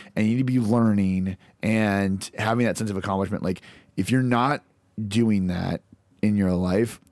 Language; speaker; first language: English; native; English